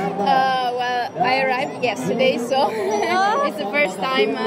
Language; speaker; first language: English; non-native, fluent; Italian